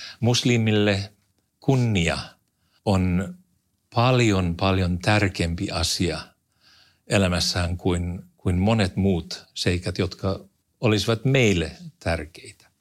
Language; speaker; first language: Finnish; non-native, fluent; English